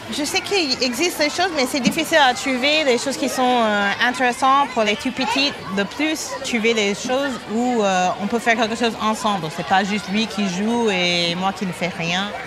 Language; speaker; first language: French; non-native, fluent; English